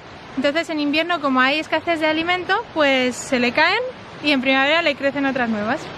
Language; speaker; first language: Spanish; native; Spanish